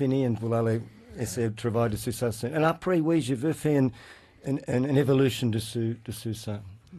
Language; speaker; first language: French; non-native, learner; English